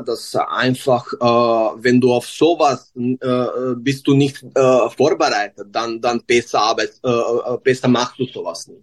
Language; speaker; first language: German; non-native, learner; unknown